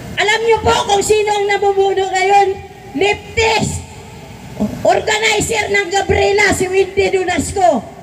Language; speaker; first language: Filipino; non-native, local second language; Waray